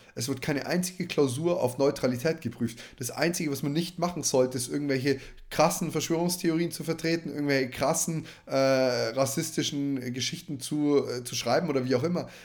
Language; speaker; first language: German; native; German